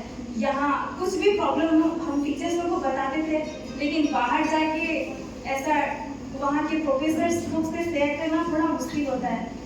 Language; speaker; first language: Hindi; non-native, local second language; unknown